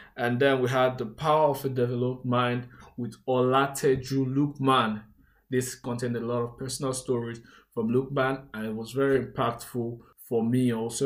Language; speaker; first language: English; non-native, local second language; Igbo